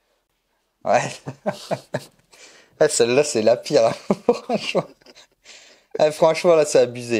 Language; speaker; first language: French; native; French